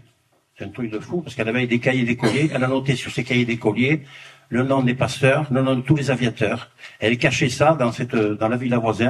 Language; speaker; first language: French; native; French